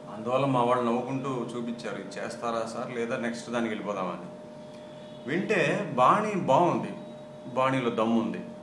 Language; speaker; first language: Telugu; non-native, local second language; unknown